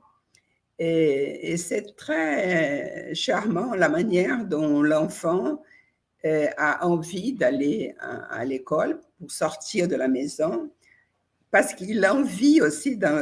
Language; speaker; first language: French; non-native, fluent; Portuguese